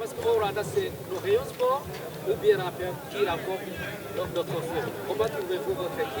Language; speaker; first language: French; non-native, local second language; Kinyarwanda